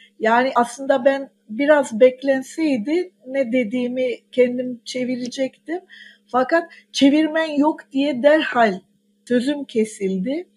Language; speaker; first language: Turkish; non-native, local second language; Armenian